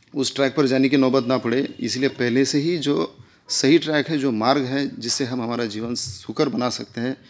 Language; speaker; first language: Hindi; non-native, local second language; Marathi